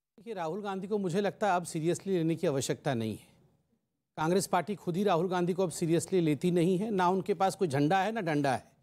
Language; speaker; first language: Hindi; non-native, local second language; Odia